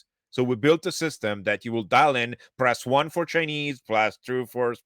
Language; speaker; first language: English; native; English